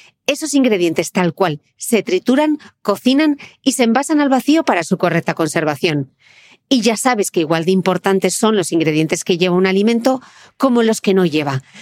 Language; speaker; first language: Spanish; native; Spanish